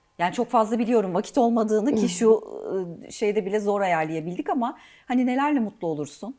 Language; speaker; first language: Turkish; native; Turkish